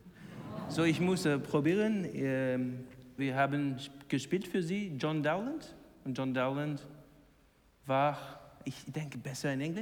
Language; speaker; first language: German; non-native, learner; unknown